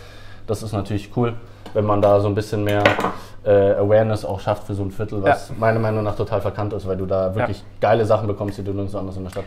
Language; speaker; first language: German; native; German